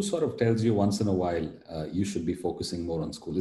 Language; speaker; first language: English; non-native, local second language; Tamil